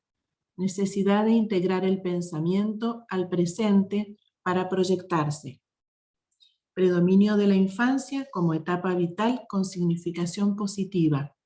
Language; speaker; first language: Spanish; native; Spanish